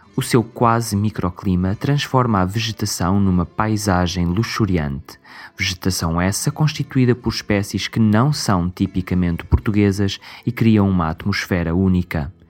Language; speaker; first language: Portuguese; native; Portuguese